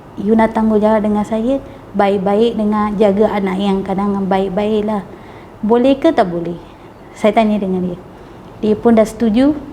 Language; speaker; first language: Malay; non-native, local second language; Tamil